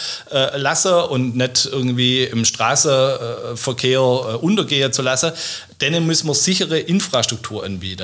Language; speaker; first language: German; native; German